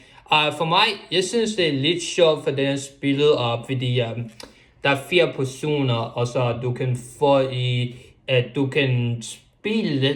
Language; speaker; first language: Danish; non-native, local second language; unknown